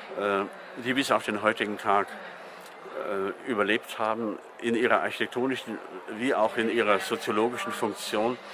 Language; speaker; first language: German; native; German